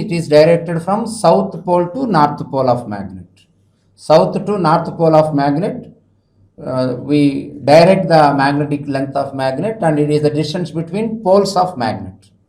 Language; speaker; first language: English; non-native, local second language; Telugu